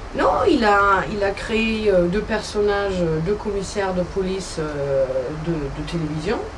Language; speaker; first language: French; non-native, fluent; German